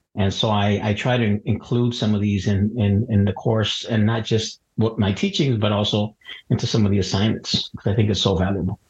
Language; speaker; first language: English; early bilingual, other home language; Spanish